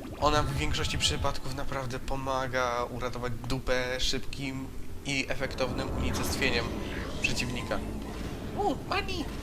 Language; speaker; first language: Polish; native; Polish